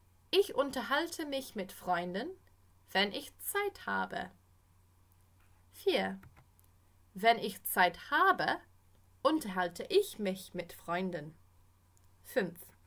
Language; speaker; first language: German; non-native, fluent; English